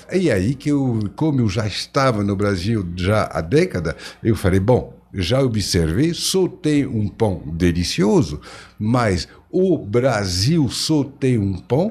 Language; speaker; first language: Portuguese; non-native, fluent; French